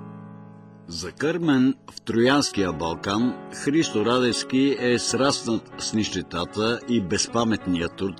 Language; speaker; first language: Bulgarian; native; Bulgarian